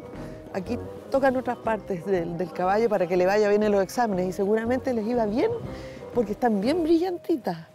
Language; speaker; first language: Spanish; native; Spanish